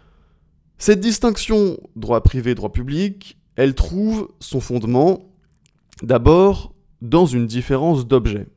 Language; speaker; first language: French; native; French